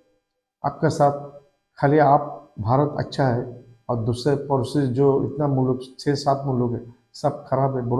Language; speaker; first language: Hindi; non-native, learner; Bangla